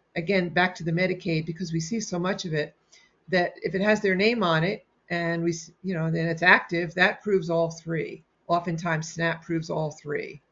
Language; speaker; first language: English; native; English